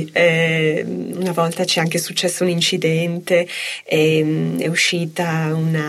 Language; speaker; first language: Italian; native; Italian